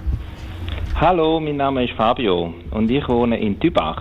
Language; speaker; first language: German; native; German